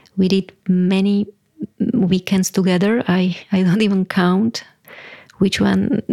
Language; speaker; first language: English; non-native, fluent; Slovak